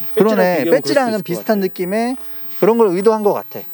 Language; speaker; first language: Korean; native; Korean